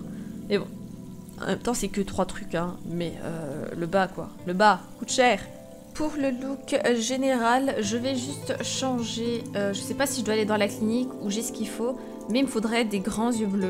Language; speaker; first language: French; native; French